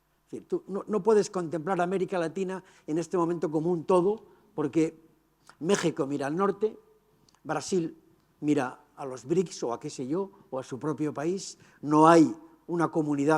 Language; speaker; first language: Spanish; native; Spanish